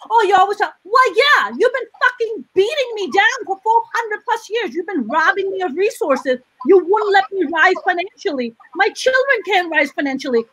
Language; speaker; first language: English; non-native, local second language; Urdu